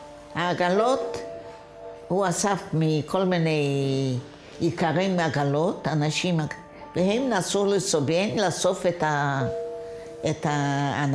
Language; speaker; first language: Hebrew; non-native, fluent; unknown